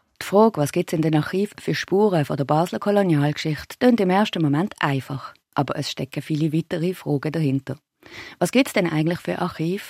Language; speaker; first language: German; native; German